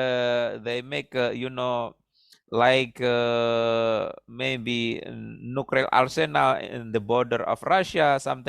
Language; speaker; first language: English; non-native, learner; Indonesian